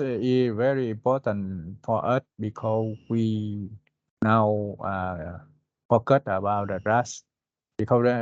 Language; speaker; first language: English; non-native, learner; Vietnamese